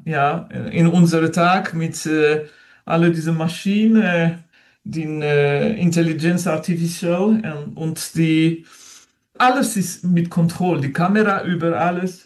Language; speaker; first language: German; non-native, learner; French